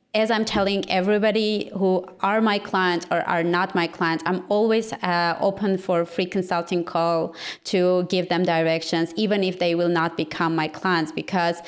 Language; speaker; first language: English; non-native, fluent; Armenian